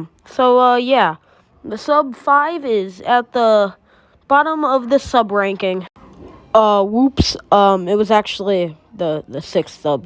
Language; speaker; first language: English; native; English